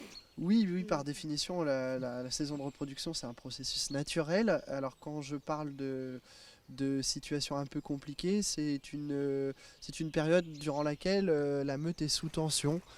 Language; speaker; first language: French; native; French